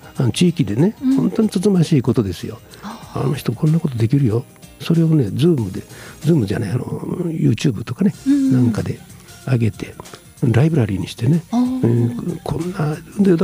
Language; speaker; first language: Japanese; native; Japanese